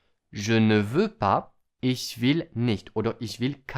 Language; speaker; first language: German; non-native, fluent; French